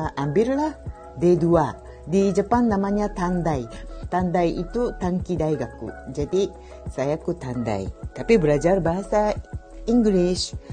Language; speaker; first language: Indonesian; non-native, fluent; Japanese